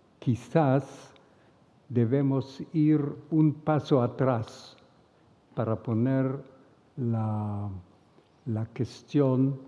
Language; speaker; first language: Spanish; non-native, fluent; Hebrew